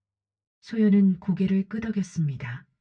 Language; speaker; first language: Korean; native; Korean